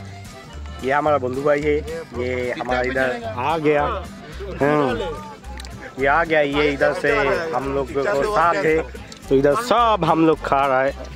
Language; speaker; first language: Hindi; non-native, learner; Bangla